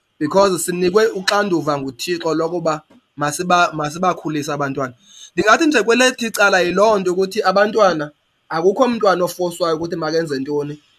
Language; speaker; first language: Xhosa; native; Xhosa